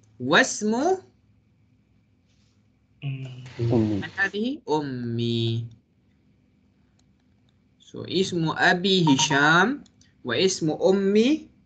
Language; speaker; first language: Arabic; non-native, fluent; Malay